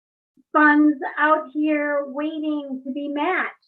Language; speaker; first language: English; native; English